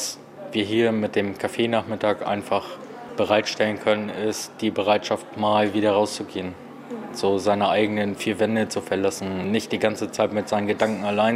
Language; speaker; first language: German; native; German